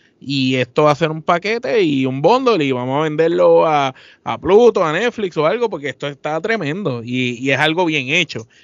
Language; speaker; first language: Spanish; native; Spanish